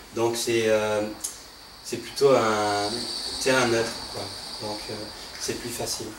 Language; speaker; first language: French; non-native, fluent; English